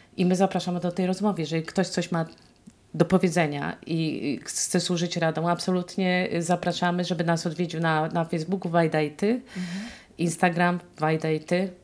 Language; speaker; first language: Polish; native; Polish